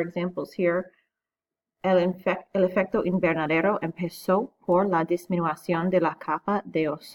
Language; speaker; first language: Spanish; non-native, fluent; English